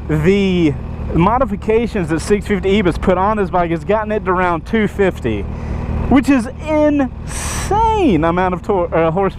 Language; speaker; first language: English; native; English